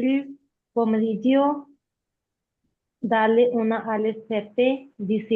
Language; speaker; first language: Italian; non-native, learner; Punjabi